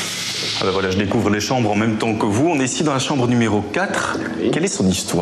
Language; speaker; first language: French; native; French